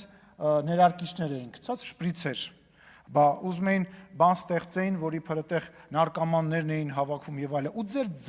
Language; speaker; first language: Armenian; native; Armenian